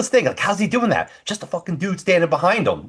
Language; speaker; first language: English; native; English